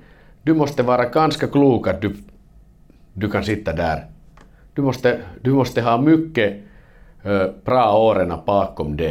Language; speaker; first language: Swedish; non-native, learner; Finnish